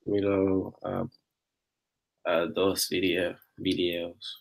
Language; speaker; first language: Spanish; non-native, learner; English